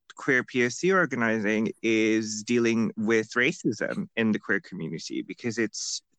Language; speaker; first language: English; non-native, local second language; Bangla